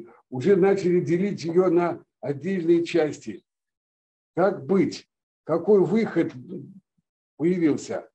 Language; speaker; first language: Russian; native; Russian